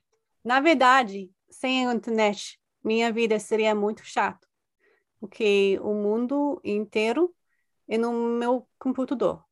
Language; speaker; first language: Portuguese; non-native, fluent; English